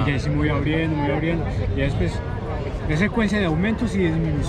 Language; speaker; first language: Spanish; native; Spanish